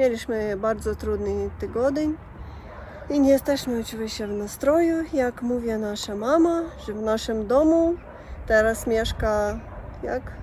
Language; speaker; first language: Polish; non-native, learner; Russian